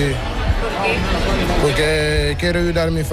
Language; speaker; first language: Spanish; non-native, learner; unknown